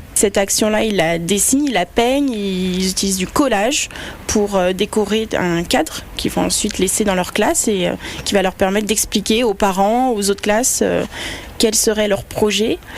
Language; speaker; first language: French; native; French